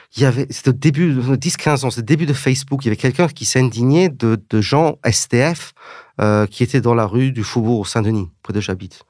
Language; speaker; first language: French; early bilingual, heritage; English